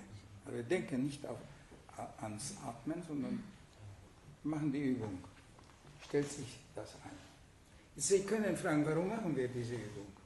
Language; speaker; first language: German; non-native, fluent; Hungarian